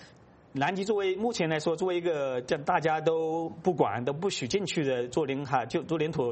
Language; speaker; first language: Chinese; native; Chinese